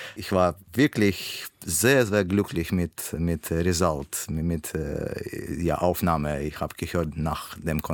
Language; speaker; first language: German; non-native, learner; Russian